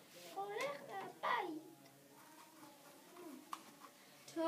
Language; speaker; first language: Hebrew; non-native, learner; English